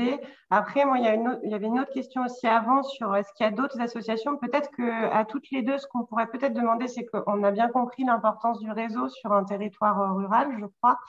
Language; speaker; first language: French; native; French